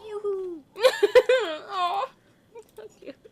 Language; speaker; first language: English; native; English